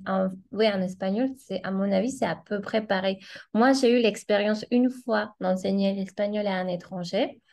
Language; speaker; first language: French; non-native, fluent; Spanish